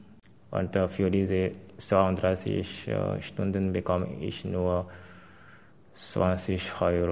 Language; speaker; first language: German; non-native, fluent; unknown